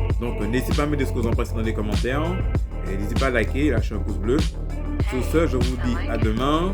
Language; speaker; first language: French; native; French